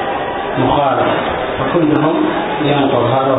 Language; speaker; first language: Arabic; native; Arabic